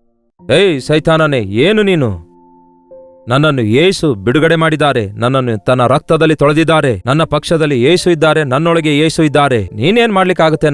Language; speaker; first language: Kannada; native; Kannada